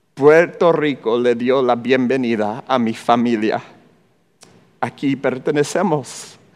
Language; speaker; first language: Spanish; non-native, fluent; English